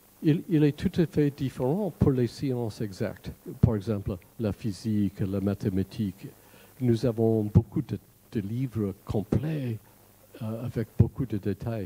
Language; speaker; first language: French; non-native, fluent; English